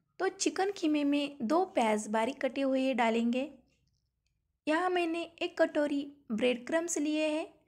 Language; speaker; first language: Hindi; non-native, local second language; Marathi